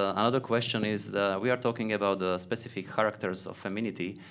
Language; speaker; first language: English; non-native, learner; Slovak